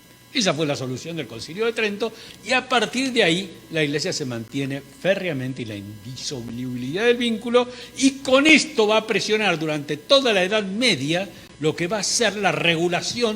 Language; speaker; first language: Spanish; native; Spanish